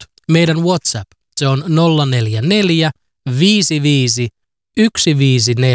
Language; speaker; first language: Finnish; native; Finnish